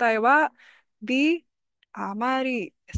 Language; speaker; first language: Japanese; non-native, fluent; Filipino